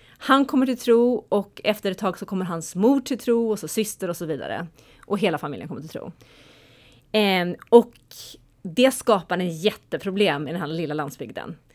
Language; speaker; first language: Swedish; native; Swedish